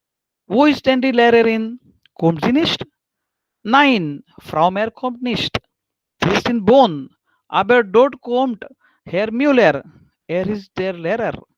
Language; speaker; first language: German; non-native, fluent; Hindi